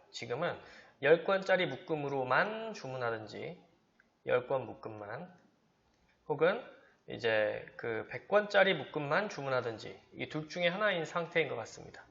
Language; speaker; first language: Korean; native; Korean